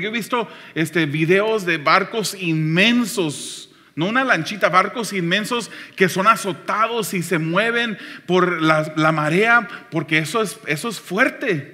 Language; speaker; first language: Spanish; native; Spanish